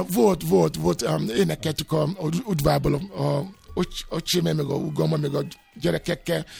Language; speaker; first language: Hungarian; non-native, fluent; Yoruba